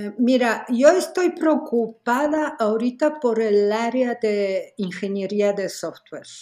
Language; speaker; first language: Spanish; non-native, fluent; Polish